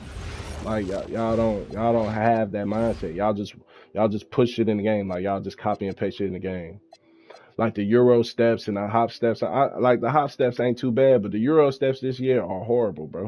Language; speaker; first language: English; native; English